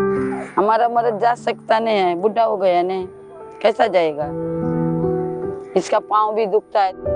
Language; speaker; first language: Hindi; non-native, local second language; Marathi